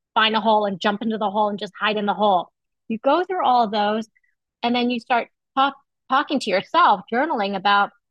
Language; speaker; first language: English; native; English